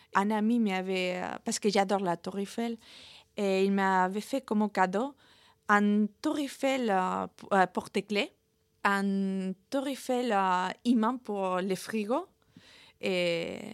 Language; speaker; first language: French; non-native, fluent; Spanish